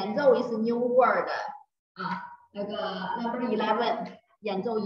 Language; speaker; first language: Chinese; non-native, learner; Thai